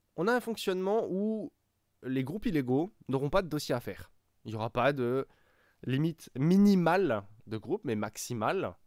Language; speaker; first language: French; native; French